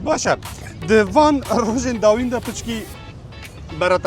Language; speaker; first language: Kurdish; native; Kurdish